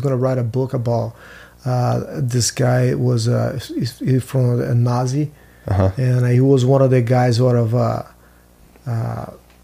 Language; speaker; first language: English; non-native, fluent; Portuguese